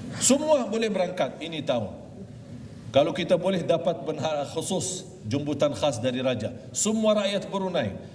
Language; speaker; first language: Malay; non-native, fluent; Arabic